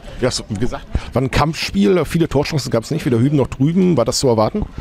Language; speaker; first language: German; native; German